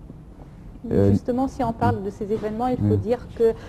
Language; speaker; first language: French; non-native, fluent; Arabic